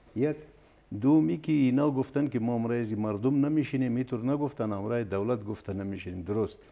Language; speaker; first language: Persian; native; Persian